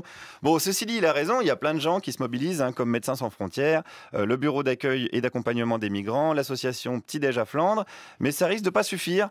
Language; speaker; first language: French; native; French